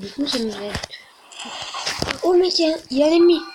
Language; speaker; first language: French; native; French